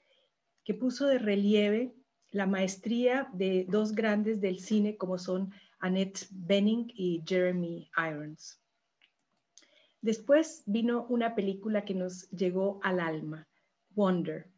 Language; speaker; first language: Spanish; native; Spanish